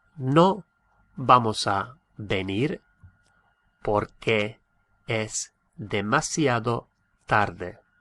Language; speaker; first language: Spanish; non-native, fluent; English